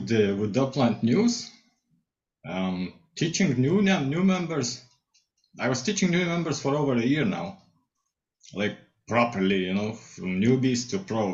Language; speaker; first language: English; non-native, fluent; Lithuanian